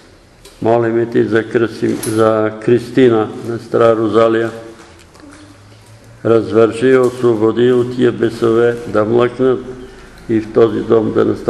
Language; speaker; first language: Bulgarian; native; Bulgarian